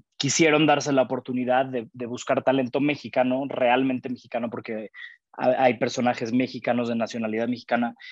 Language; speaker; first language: Spanish; native; Spanish